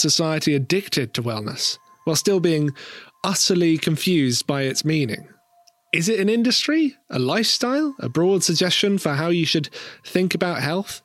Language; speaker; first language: English; native; English